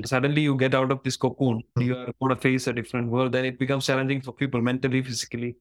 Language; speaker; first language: English; non-native, local second language; Malayalam